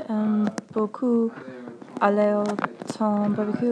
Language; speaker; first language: French; non-native, learner; English